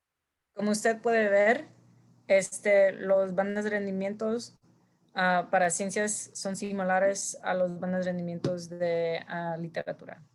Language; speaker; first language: Spanish; early bilingual, heritage; Spanish